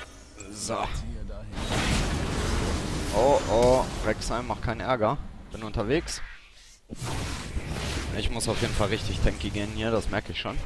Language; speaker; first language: German; native; German